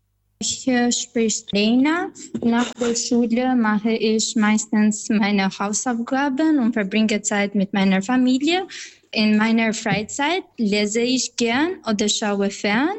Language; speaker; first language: German; non-native, fluent; Albanian